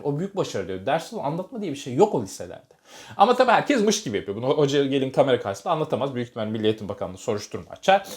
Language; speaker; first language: Turkish; native; Turkish